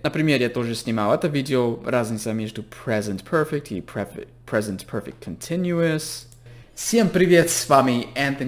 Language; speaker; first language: Russian; non-native, fluent; English